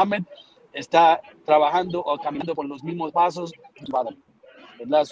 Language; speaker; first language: Spanish; early bilingual, heritage; Spanish